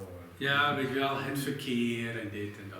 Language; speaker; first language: Dutch; native; Dutch